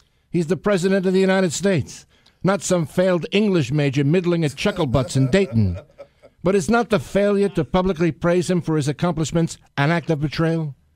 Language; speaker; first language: English; native; English